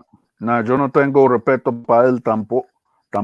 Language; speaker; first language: Spanish; early bilingual, heritage; English